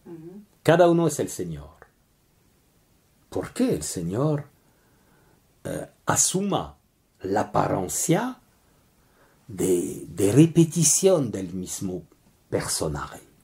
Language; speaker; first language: Spanish; non-native, learner; French